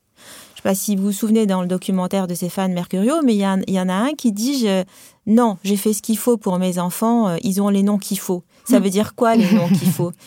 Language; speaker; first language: French; non-native, local second language; Arabic